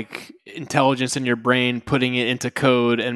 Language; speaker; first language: English; native; English